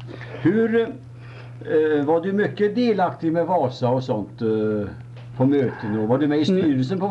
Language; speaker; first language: Swedish; native; Swedish